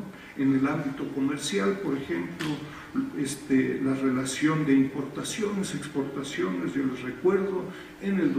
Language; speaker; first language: Spanish; native; Spanish